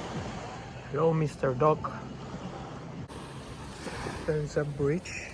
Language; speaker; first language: English; non-native, learner; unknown